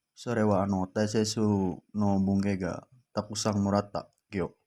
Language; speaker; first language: Japanese; non-native, learner; Indonesian